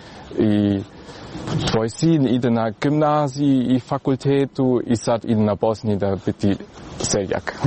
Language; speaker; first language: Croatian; early bilingual, heritage; German